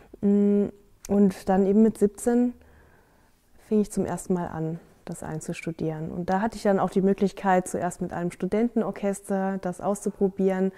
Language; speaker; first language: German; native; German